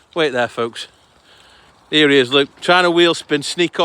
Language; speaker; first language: English; native; English